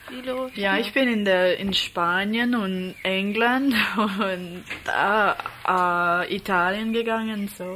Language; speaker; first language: German; non-native, learner; English